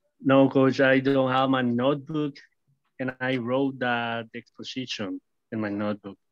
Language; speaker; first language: English; non-native, learner; Spanish